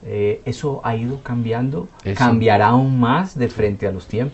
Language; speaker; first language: Spanish; native; Spanish